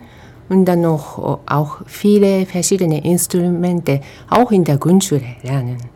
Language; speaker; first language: German; non-native, fluent; Japanese